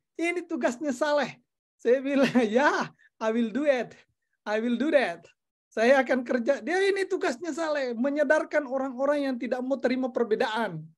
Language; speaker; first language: Indonesian; non-native, local second language; Buginese